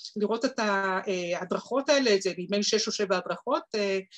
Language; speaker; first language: Hebrew; native; Hebrew